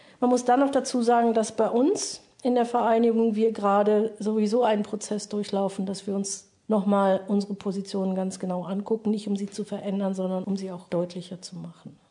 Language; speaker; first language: German; native; German